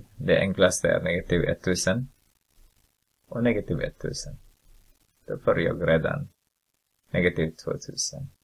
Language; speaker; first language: Swedish; non-native, fluent; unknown